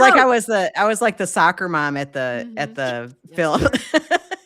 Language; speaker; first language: English; native; English